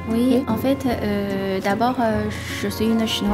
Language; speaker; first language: French; non-native, fluent; Chinese